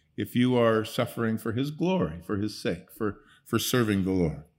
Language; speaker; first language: English; early bilingual, other home language; Dutch